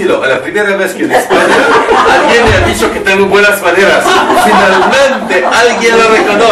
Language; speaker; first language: Spanish; non-native, learner; French